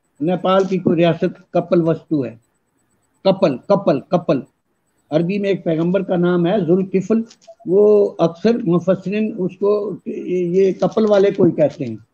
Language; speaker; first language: Urdu; non-native, local second language; Punjabi